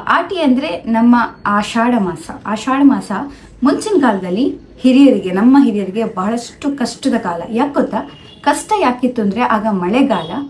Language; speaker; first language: Kannada; non-native, local second language; Tulu